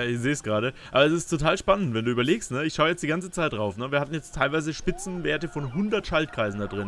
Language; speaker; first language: German; native; German